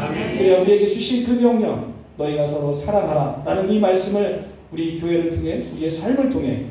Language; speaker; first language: Korean; native; Korean